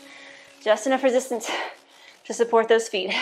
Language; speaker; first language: English; native; English